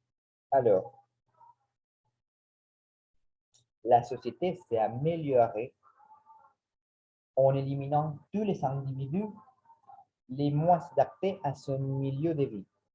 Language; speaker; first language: French; non-native, learner; Spanish